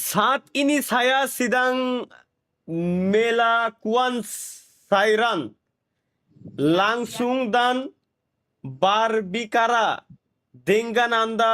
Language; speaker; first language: Indonesian; non-native, learner; Bangla